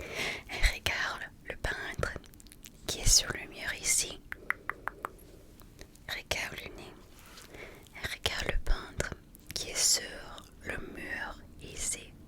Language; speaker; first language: French; non-native, fluent; English